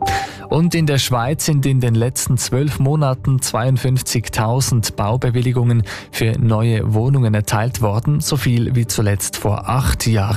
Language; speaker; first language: German; native; German